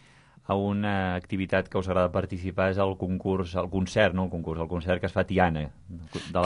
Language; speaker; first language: Catalan; native; Catalan